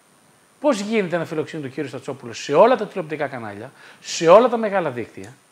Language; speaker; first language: Greek; native; Greek